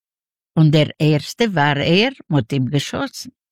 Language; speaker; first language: German; non-native, fluent; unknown